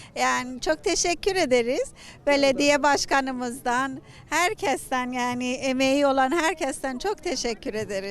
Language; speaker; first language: Turkish; non-native, fluent; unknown